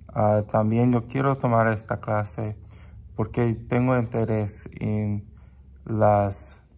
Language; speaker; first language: Spanish; non-native, learner; English